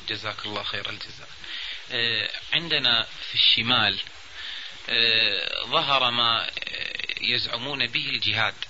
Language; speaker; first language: Arabic; native; Arabic